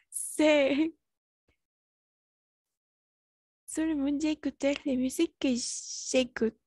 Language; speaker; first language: French; non-native, learner; Spanish